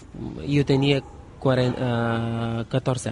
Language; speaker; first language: Spanish; non-native, learner; Bulgarian